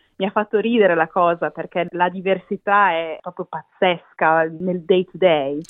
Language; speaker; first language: Italian; native; Italian